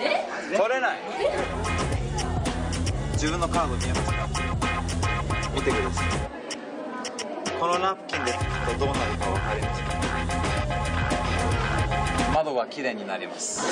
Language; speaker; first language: Japanese; early bilingual, heritage; English